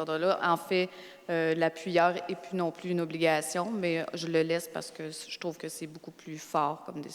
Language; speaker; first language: French; native; French